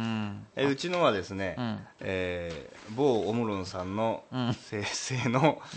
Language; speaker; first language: Japanese; native; Japanese